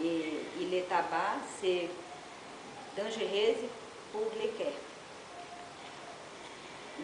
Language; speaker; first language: French; non-native, learner; Portuguese